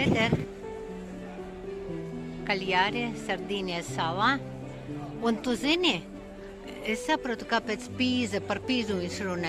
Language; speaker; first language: Latvian; non-native, local second language; Russian